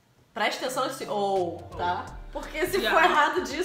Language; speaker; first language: Portuguese; native; Portuguese